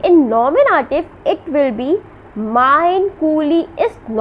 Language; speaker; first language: German; non-native, learner; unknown